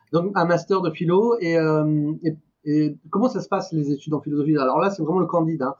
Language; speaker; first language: French; non-native, fluent; Persian